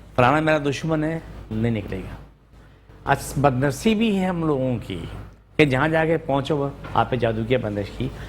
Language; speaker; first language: Urdu; non-native, local second language; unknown